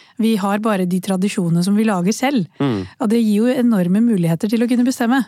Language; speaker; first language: Norwegian; early bilingual, other home language; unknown